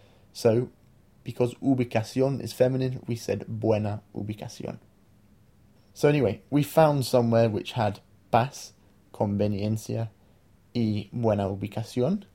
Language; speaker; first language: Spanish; non-native, fluent; English